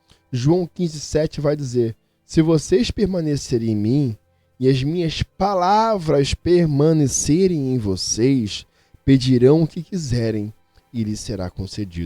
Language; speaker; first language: Portuguese; native; Portuguese